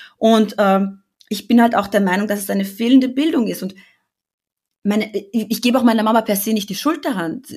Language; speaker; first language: German; early bilingual, other home language; Albanian